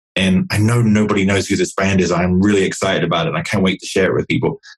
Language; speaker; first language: English; native; English